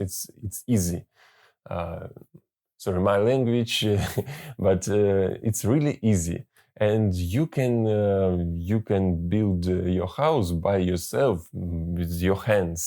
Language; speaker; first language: English; non-native, learner; Russian